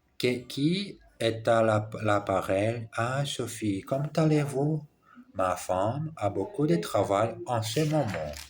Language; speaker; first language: French; non-native, learner; Portuguese